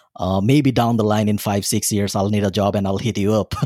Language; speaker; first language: English; non-native, local second language; Bangla